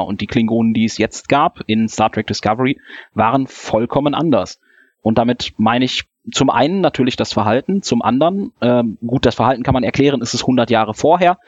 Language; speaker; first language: German; native; German